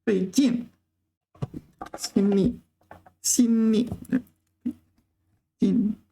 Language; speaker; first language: Chinese; non-native, learner; English